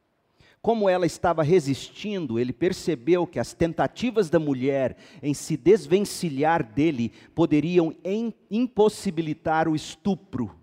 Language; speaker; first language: Portuguese; native; Portuguese